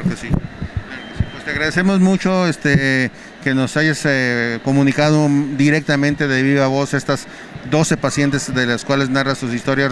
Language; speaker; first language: Spanish; native; Spanish